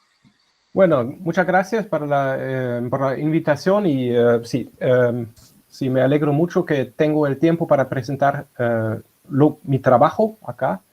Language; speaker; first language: Spanish; non-native, fluent; German